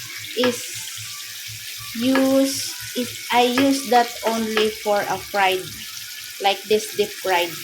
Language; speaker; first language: English; non-native, local second language; Filipino